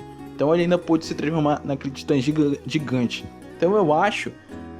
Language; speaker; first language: Portuguese; native; Portuguese